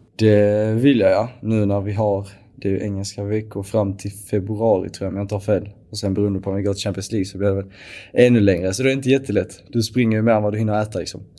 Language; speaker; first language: Swedish; native; Swedish